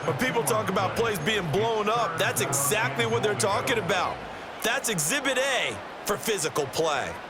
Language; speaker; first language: English; native; English